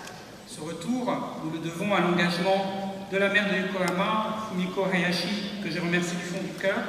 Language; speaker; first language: French; native; French